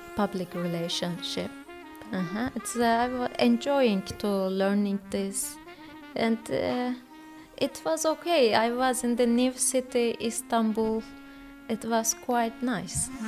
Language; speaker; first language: English; non-native, learner; Turkish